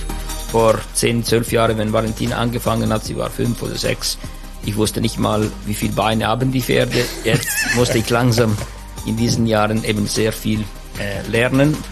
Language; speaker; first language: German; non-native, fluent; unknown